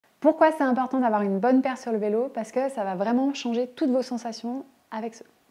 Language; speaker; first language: French; native; French